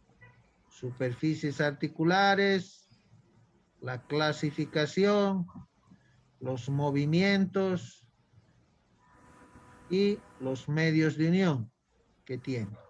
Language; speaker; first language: Spanish; native; Spanish